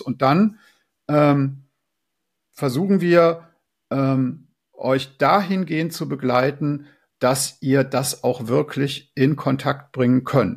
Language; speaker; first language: German; native; German